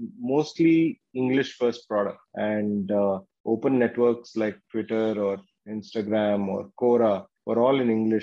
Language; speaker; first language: English; non-native, local second language; Kannada